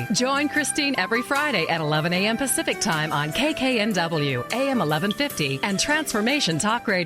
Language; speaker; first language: English; native; English